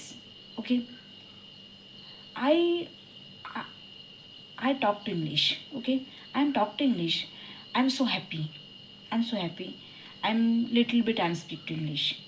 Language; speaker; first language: English; non-native, learner; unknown